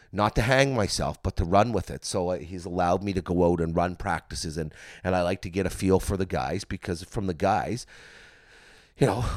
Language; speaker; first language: English; native; English